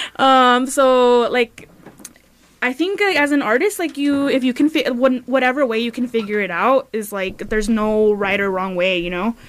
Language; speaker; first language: English; early bilingual, other home language; Spanish